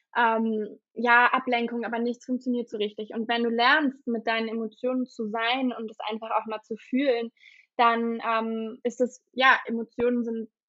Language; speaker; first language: German; native; German